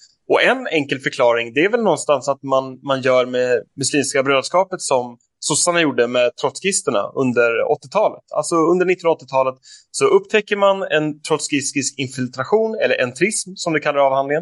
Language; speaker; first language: Swedish; native; Swedish